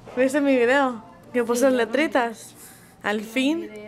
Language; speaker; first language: Spanish; early bilingual, heritage; Spanish